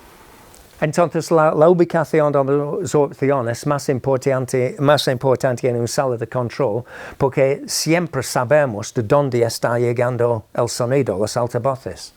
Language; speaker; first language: Spanish; non-native, fluent; English